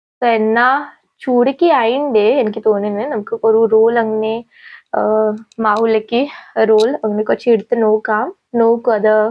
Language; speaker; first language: Malayalam; non-native, local second language; Hindi